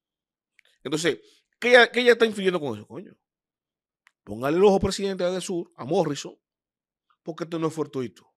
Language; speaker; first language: Spanish; native; Spanish